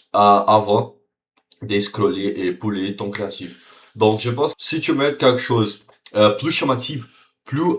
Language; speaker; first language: French; non-native, learner; Portuguese